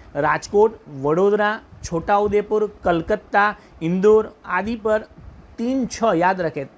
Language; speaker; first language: Hindi; non-native, local second language; Gujarati